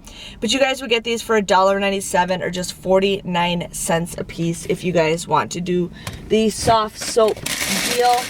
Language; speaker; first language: English; native; English